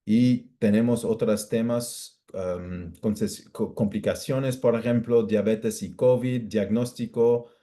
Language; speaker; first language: Spanish; non-native, fluent; English